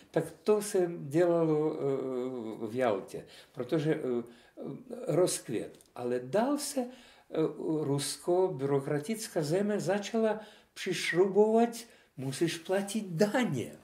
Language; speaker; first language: Czech; non-native, fluent; Russian